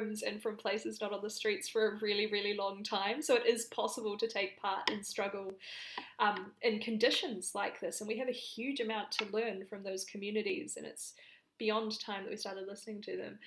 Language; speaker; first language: English; native; English